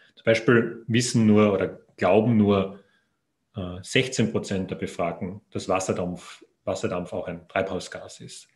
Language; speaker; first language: German; native; German